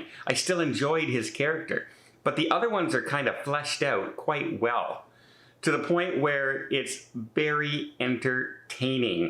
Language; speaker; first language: English; native; English